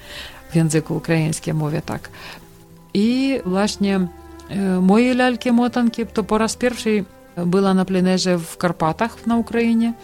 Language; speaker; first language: Polish; non-native, learner; Ukrainian